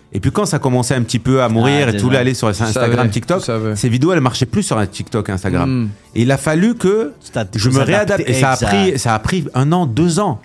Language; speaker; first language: French; native; French